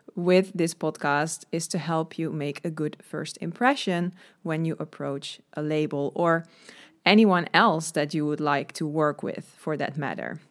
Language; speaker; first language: English; non-native, fluent; Dutch